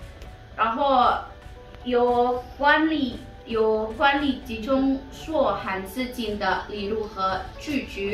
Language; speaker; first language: Chinese; non-native, learner; Indonesian